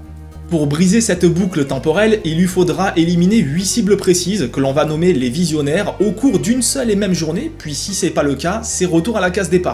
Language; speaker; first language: French; native; French